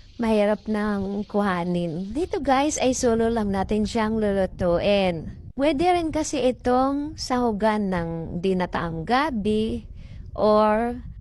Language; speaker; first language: Filipino; non-native, local second language; Bikol